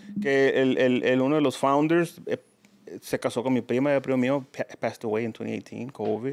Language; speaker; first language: Spanish; early bilingual, heritage; Spanish